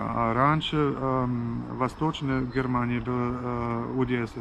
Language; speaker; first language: Russian; non-native, fluent; German